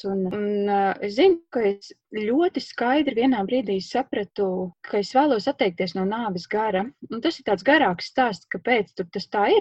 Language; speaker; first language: Latvian; native; Latvian